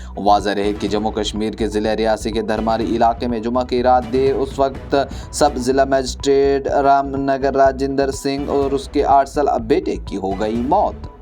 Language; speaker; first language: Urdu; non-native, local second language; Kashmiri